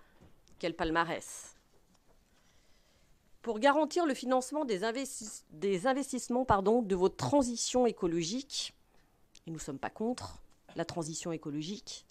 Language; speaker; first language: French; native; French